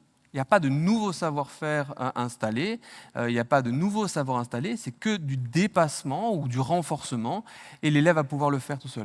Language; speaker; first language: French; native; French